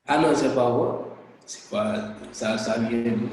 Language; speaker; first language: French; non-native, local second language; Arabic